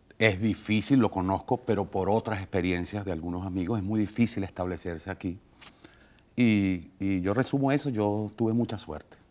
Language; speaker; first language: Spanish; native; Spanish